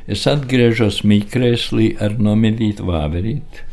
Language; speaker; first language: Latvian; native; Latvian